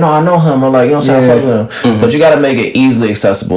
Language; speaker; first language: English; early bilingual, other home language; French